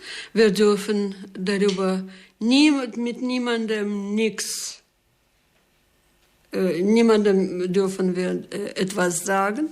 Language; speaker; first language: German; non-native, fluent; Slovak